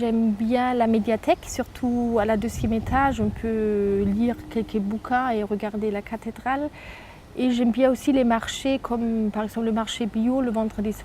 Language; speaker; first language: French; non-native, fluent; German